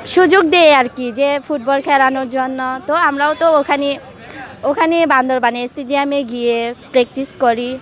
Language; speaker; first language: Bangla; non-native, local second language; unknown